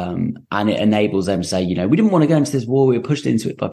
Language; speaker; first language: English; native; English